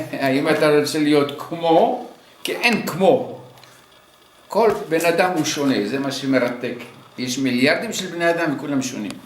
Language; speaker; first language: Hebrew; early bilingual, other home language; Arabic